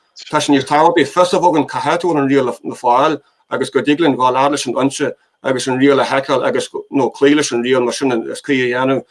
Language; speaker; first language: Irish; native; Irish